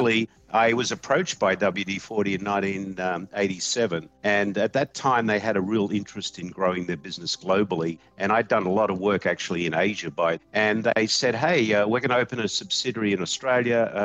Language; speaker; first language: English; native; English